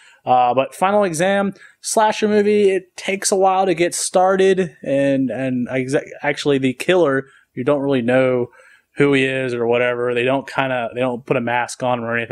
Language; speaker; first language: English; native; English